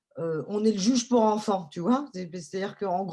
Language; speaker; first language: French; native; French